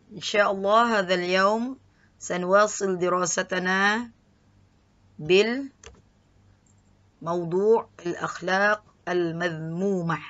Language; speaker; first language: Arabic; non-native, learner; Malay